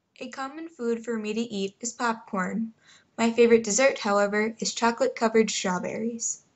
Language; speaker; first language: English; native; English